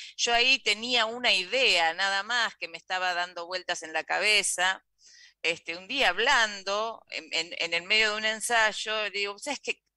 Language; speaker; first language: Spanish; native; Spanish